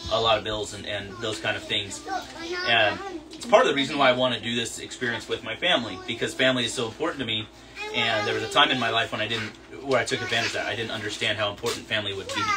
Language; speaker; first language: English; native; English